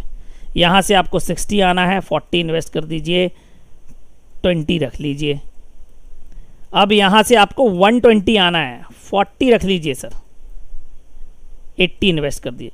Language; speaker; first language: Hindi; native; Hindi